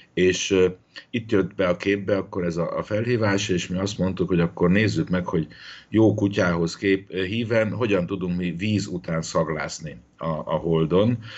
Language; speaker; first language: Hungarian; native; Hungarian